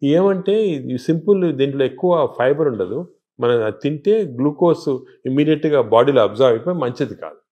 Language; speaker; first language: Telugu; native; Telugu